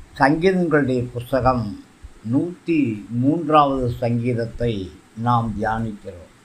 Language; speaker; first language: Tamil; native; Tamil